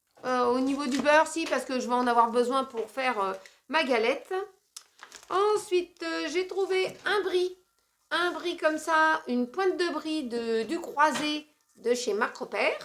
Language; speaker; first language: French; native; French